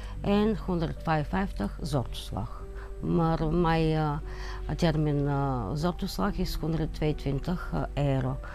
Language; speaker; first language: Dutch; non-native, learner; Bulgarian